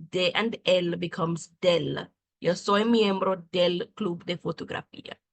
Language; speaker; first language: Spanish; non-native, fluent; English